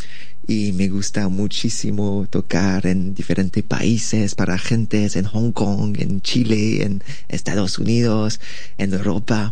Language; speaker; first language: Spanish; non-native, learner; French